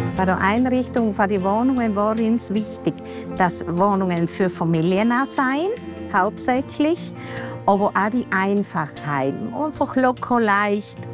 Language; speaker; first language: German; native; German